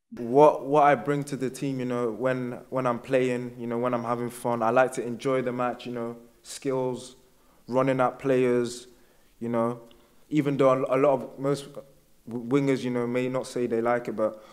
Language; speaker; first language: English; native; English